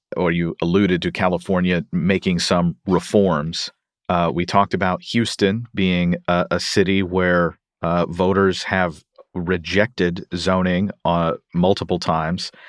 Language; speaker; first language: English; native; English